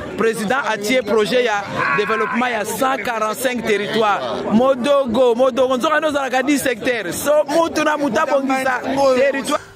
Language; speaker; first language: Lingala; non-native, local second language; Kongo